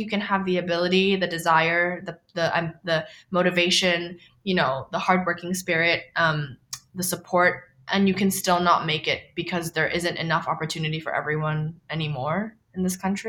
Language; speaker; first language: English; non-native, local second language; Cantonese